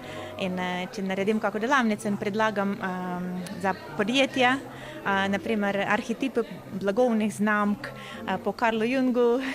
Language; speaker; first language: Slovenian; non-native, fluent; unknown